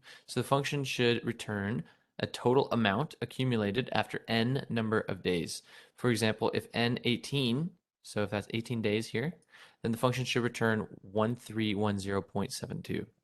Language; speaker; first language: English; native; English